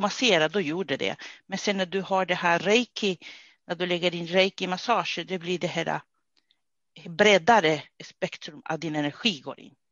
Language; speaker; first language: Swedish; non-native, fluent; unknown